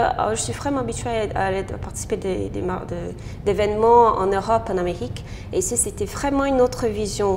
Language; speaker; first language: French; non-native, fluent; Portuguese